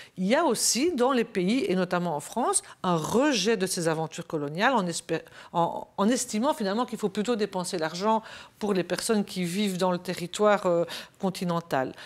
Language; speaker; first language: French; native; French